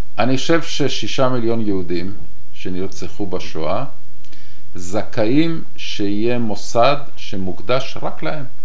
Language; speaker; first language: Hebrew; non-native, fluent; Spanish